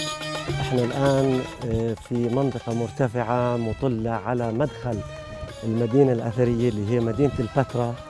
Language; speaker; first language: Arabic; native; Arabic